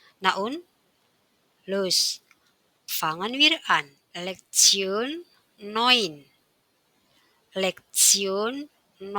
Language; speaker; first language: German; non-native, fluent; Indonesian